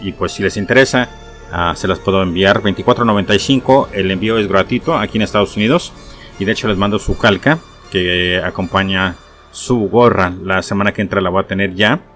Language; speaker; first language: Spanish; native; Spanish